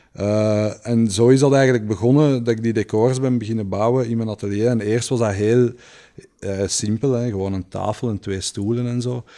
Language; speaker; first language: Dutch; native; Dutch